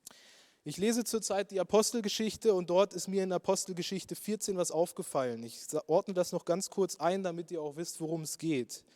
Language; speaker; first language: German; native; German